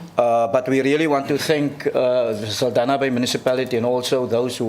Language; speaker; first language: English; non-native, local second language; Afrikaans